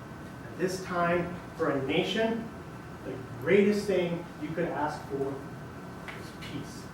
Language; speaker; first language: English; native; English